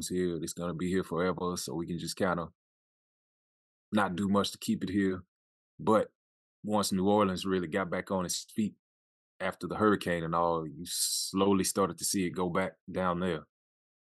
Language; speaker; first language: English; native; English